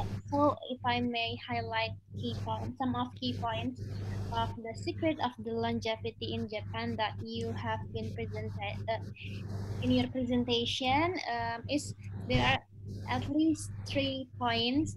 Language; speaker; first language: English; non-native, fluent; Indonesian